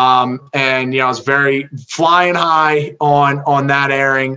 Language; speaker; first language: English; native; English